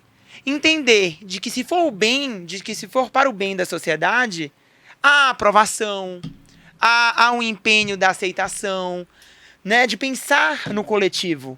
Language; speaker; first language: Portuguese; native; Portuguese